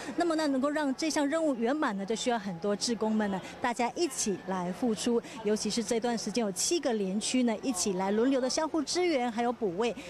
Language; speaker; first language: Chinese; native; Chinese